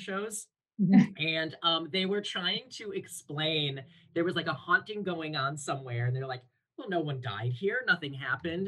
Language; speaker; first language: English; native; English